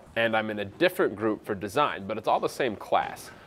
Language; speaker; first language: English; native; English